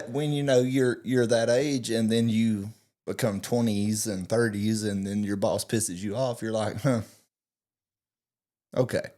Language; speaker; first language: English; native; English